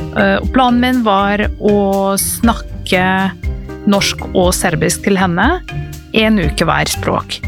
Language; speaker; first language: Norwegian; non-native, fluent; Serbian